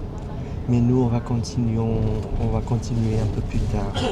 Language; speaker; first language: French; non-native, fluent; Vietnamese